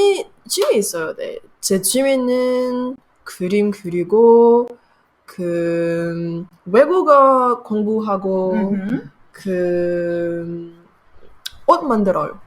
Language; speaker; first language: Korean; non-native, learner; French